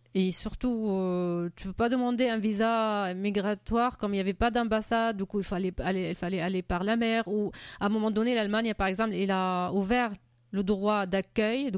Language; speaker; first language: French; non-native, fluent; Arabic